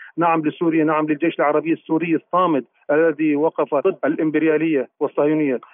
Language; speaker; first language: Arabic; native; Arabic